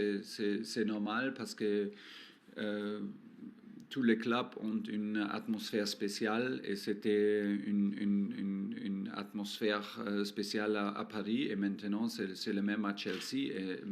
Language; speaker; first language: French; non-native, learner; German